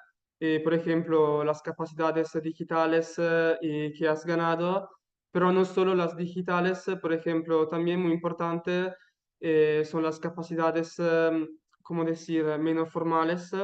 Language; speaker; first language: Spanish; non-native, learner; Italian